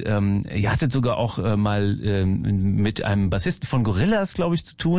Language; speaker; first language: German; native; German